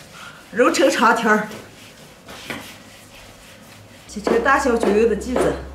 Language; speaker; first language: Chinese; native; Chinese